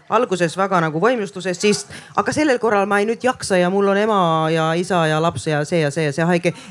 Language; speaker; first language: Estonian; non-native, fluent; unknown